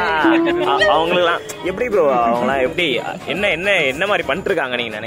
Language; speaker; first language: Tamil; native; Tamil